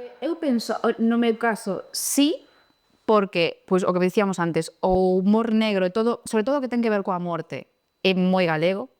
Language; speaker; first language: Galician; non-native, local second language; Spanish